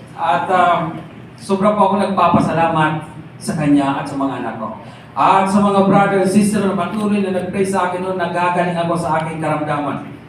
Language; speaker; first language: Filipino; non-native, local second language; Masbatenyo